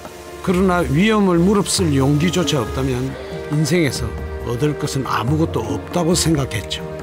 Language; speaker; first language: Korean; native; Korean